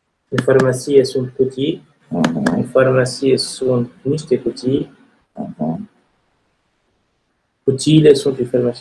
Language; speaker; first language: Romanian; non-native, learner; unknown